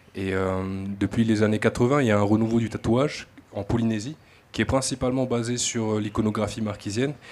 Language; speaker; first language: French; native; French